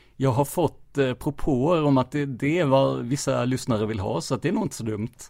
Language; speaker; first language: Swedish; non-native, fluent; English